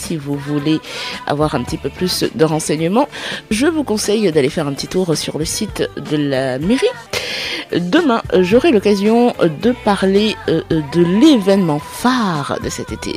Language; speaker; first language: French; native; French